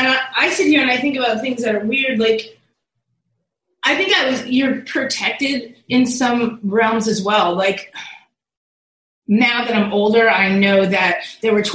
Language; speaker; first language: English; native; English